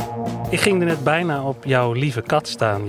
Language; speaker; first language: Dutch; native; Dutch